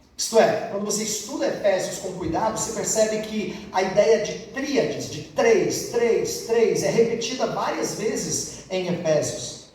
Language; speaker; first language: Portuguese; native; Portuguese